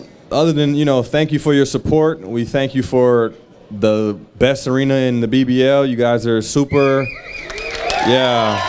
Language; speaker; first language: English; native; English